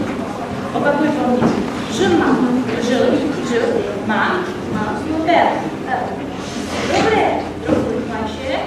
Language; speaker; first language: Slovak; non-native, learner; Czech